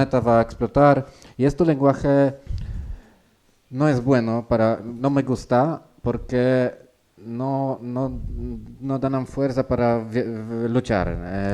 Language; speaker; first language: Spanish; non-native, learner; Polish